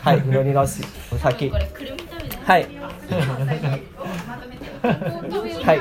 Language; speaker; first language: Japanese; non-native, learner; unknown